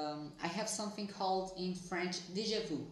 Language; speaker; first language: English; non-native, fluent; Portuguese